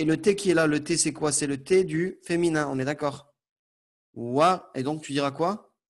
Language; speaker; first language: French; native; French